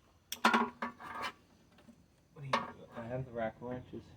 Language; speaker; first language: English; native; English